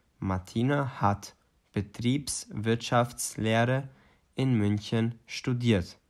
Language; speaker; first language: German; non-native, fluent; Albanian